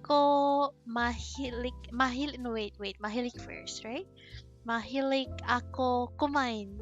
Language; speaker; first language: Filipino; non-native, learner; English